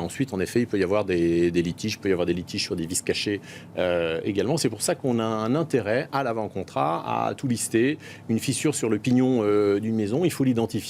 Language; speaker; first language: French; native; French